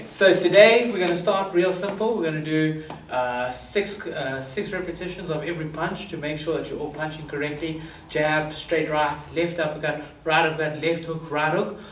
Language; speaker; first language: English; native; English